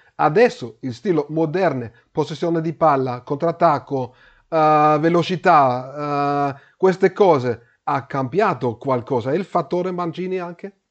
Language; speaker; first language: Italian; non-native, learner; German